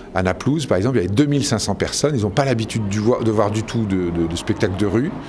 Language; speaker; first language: French; native; French